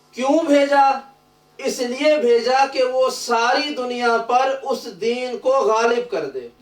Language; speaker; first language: Urdu; native; Urdu